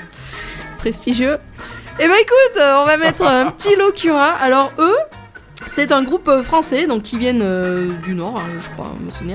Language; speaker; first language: French; native; French